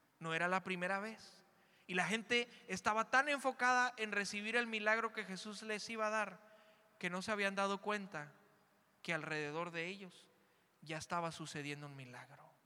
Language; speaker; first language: Spanish; early bilingual, heritage; Spanish